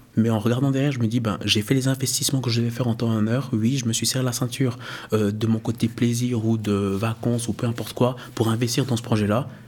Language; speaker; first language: French; early bilingual, other home language; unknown